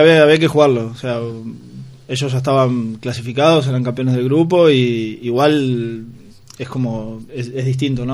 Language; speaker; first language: Spanish; native; Spanish